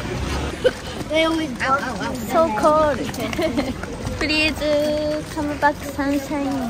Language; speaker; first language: English; non-native, learner; Japanese